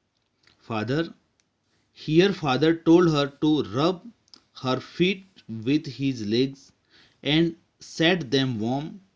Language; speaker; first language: English; non-native, local second language; Gujarati